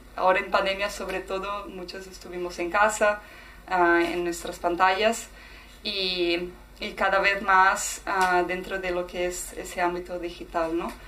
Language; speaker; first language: Spanish; non-native, fluent; Portuguese